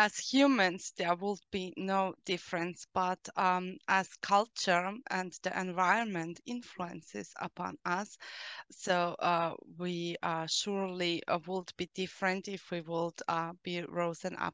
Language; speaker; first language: English; non-native, fluent; German